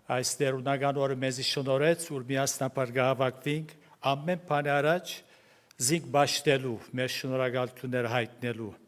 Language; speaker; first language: Armenian; early bilingual, heritage; Armenian